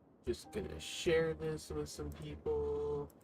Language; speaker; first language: English; native; English